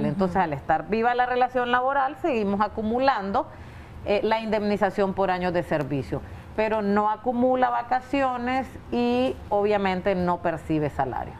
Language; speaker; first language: Spanish; native; Spanish